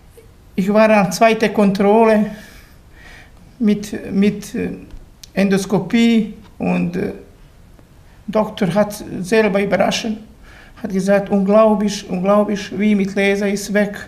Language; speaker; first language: German; non-native, learner; Bosnian